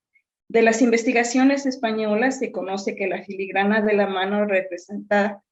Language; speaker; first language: Spanish; native; Spanish